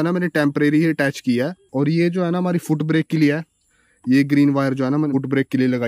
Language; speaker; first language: Hindi; native; Hindi